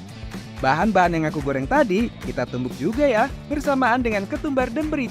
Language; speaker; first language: Indonesian; native; Indonesian